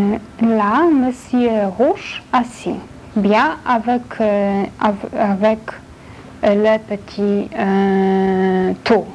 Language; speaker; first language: French; non-native, learner; Polish